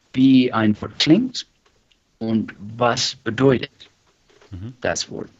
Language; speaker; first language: German; non-native, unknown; English